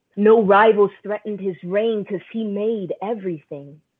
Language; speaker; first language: English; native; English